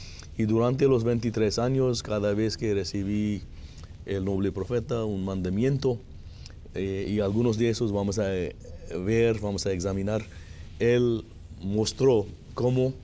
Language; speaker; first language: Spanish; non-native, fluent; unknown